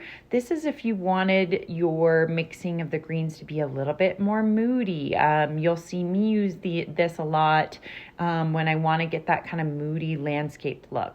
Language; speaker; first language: English; native; English